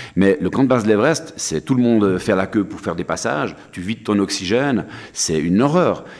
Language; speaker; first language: French; native; French